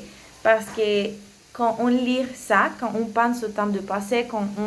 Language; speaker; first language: French; non-native, learner; Spanish